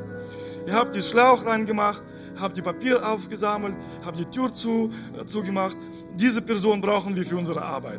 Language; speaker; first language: German; non-native, fluent; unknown